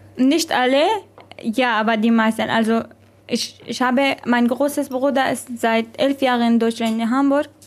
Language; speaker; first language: German; non-native, learner; Arabic